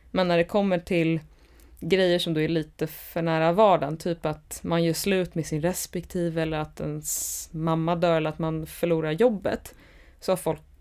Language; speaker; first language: Swedish; native; Swedish